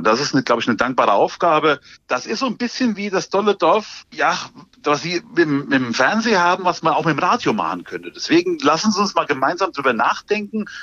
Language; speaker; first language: German; native; German